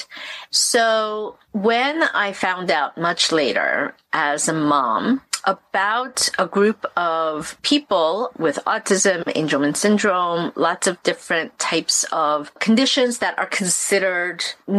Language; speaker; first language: English; early bilingual, other home language; Korean